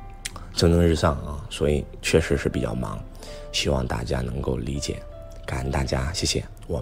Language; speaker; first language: Chinese; native; Chinese